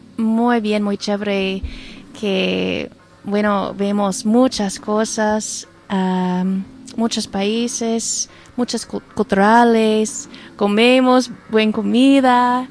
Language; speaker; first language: Spanish; non-native, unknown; English